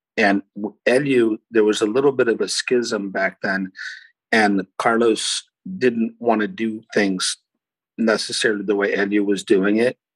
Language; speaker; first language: English; early bilingual, other home language; Portuguese